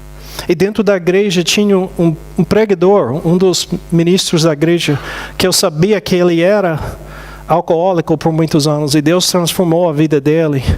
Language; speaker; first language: Portuguese; non-native, fluent; English